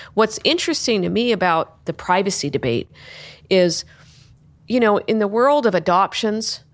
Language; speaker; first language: English; native; English